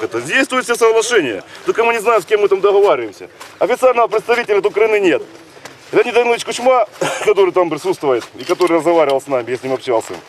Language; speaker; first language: Russian; native; Russian